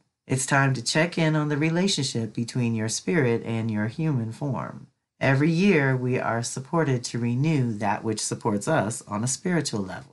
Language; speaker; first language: English; native; English